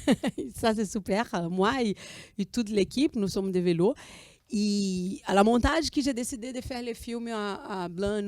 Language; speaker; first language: French; non-native, fluent; Portuguese